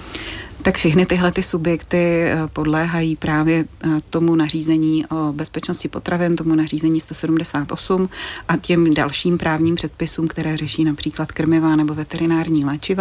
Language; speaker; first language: Czech; native; Czech